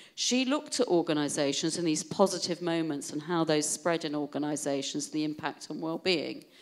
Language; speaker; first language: English; native; English